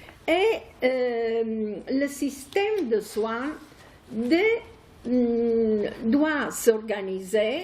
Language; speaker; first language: French; non-native, fluent; Italian